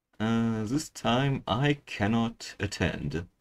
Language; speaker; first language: English; non-native, fluent; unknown